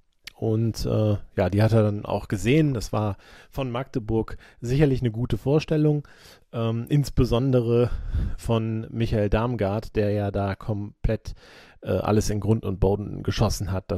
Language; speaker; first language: German; native; German